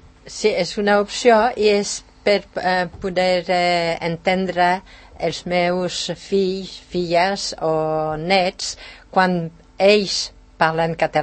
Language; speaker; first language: Catalan; non-native, learner; French